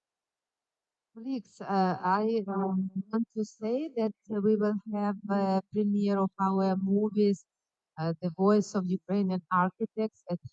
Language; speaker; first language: English; non-native, fluent; Ukrainian